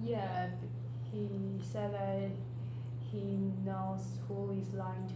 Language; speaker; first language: English; non-native, learner; Chinese